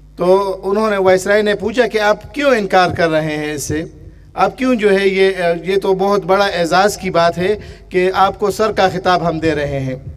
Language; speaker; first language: Urdu; non-native, local second language; Pashto